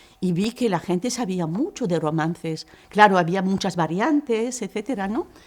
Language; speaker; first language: Spanish; non-native, fluent; Arabic